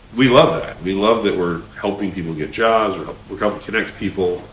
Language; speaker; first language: English; native; English